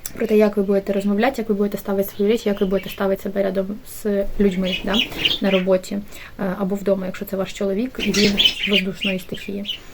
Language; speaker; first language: Ukrainian; native; Ukrainian